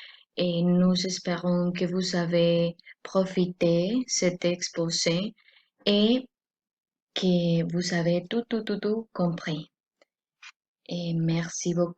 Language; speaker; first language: French; non-native, learner; Spanish